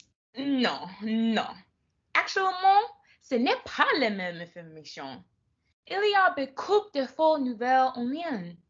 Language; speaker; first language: French; non-native, learner; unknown